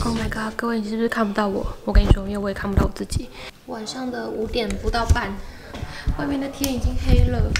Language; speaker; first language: Chinese; native; Chinese